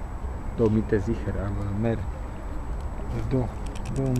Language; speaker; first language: German; non-native, learner; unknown